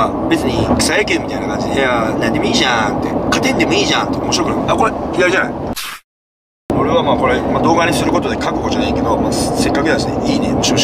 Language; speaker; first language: Japanese; native; Japanese